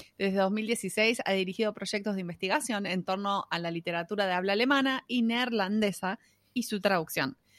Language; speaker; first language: Spanish; native; Spanish